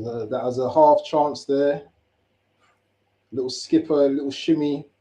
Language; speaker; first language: English; native; English